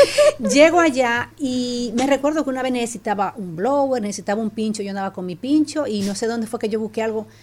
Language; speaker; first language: Spanish; native; Spanish